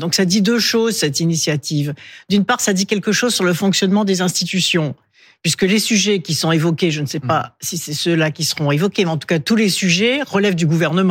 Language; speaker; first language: French; native; French